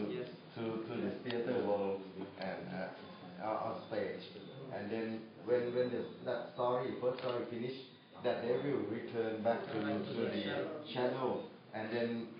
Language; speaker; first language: English; non-native, fluent; Thai